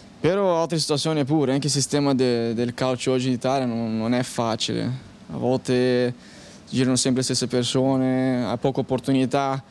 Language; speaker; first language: Italian; non-native, fluent; Portuguese